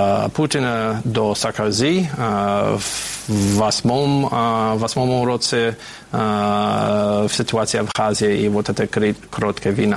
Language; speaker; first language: Ukrainian; non-native, fluent; English